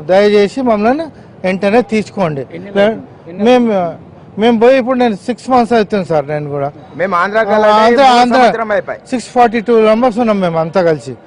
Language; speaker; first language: Telugu; native; Telugu